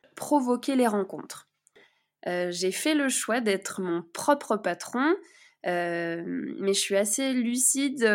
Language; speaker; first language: French; native; French